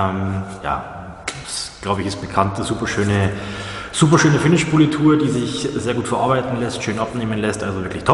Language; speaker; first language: German; native; German